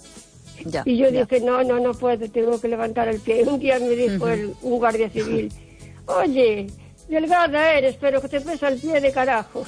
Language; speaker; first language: Spanish; native; Spanish